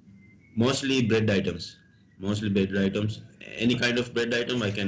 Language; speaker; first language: English; non-native, local second language; Sinhala